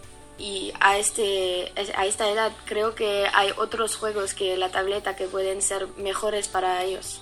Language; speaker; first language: Spanish; non-native, fluent; French